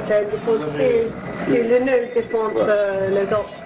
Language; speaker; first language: French; non-native, learner; English